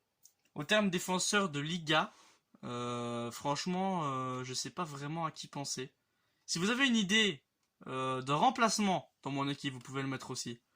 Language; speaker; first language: French; native; French